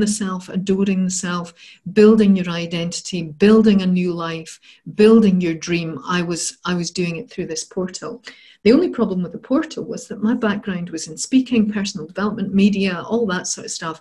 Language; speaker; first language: English; native; English